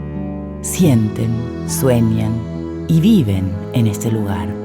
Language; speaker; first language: Spanish; native; Spanish